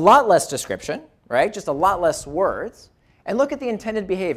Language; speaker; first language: English; native; English